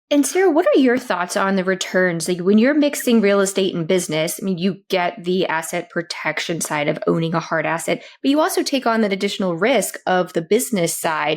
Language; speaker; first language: English; native; English